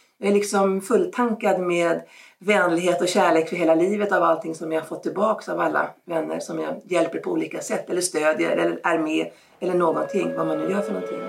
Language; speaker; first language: Swedish; native; Swedish